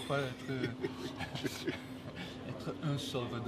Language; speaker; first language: French; non-native, fluent; Dutch